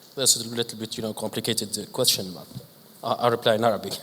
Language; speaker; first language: English; non-native, fluent; Arabic